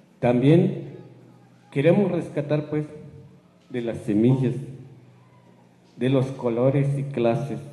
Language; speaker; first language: Spanish; non-native, local second language; Tzotzil